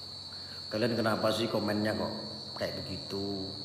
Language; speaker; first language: Indonesian; non-native, local second language; Javanese